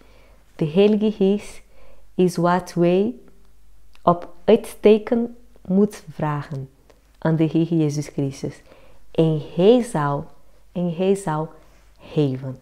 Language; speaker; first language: Dutch; non-native, learner; Portuguese